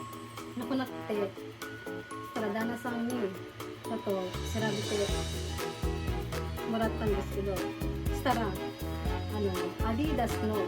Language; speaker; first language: Japanese; non-native, fluent; Filipino